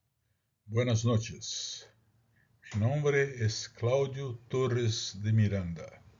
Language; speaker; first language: Spanish; non-native, fluent; Portuguese